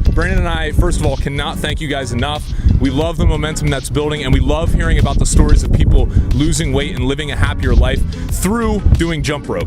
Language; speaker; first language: English; native; English